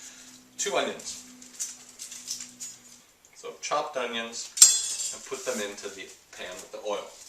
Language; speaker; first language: English; native; English